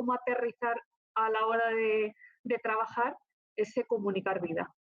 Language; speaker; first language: Spanish; native; Spanish